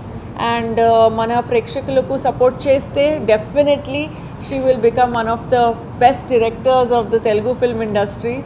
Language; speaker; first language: Telugu; non-native, fluent; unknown